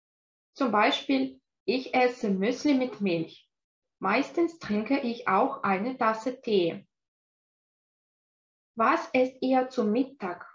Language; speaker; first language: German; non-native, fluent; Russian